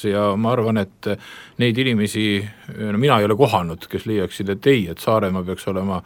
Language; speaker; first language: Estonian; native; Estonian